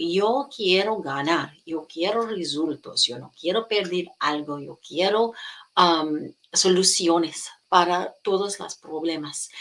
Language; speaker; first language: Spanish; non-native, fluent; English